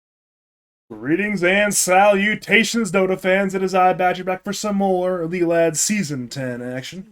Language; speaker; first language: English; native; English